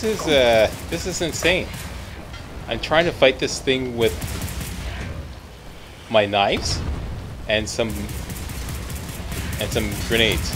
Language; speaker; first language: English; native; English